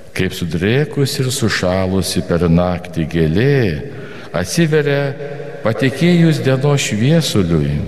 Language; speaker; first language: Lithuanian; native; Lithuanian